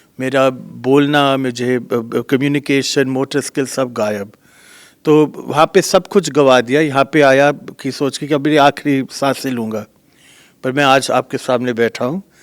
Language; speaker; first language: Hindi; native; Hindi